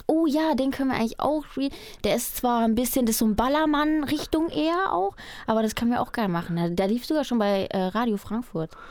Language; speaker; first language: German; early bilingual, other home language; Spanish